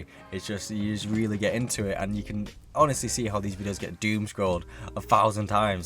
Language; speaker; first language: English; native; English